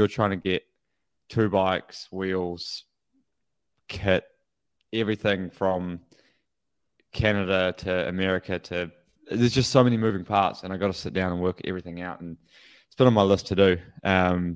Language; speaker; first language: English; native; English